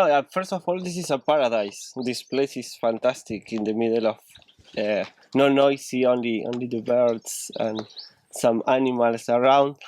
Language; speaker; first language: English; non-native, learner; Spanish